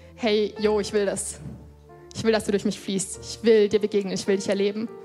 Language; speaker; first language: German; native; German